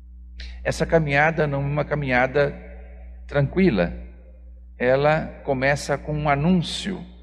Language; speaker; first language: Portuguese; native; Portuguese